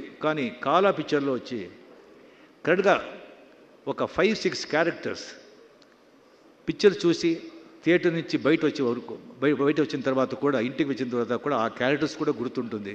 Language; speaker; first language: Telugu; non-native, fluent; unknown